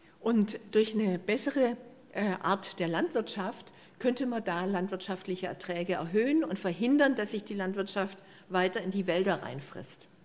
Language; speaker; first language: German; native; German